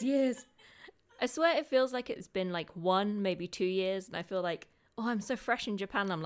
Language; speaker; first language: English; native; English